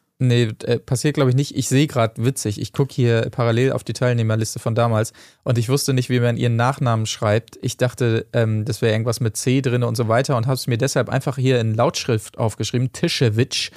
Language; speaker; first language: German; native; German